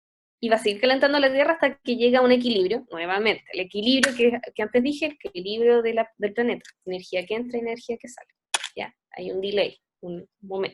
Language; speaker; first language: Spanish; native; Spanish